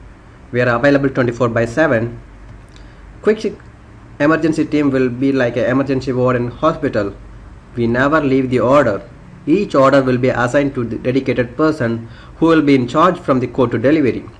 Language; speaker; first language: English; non-native, local second language; Tamil